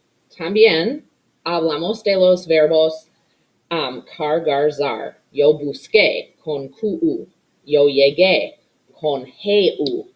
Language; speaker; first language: Spanish; non-native, fluent; English